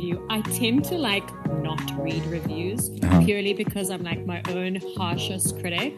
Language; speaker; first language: English; native; English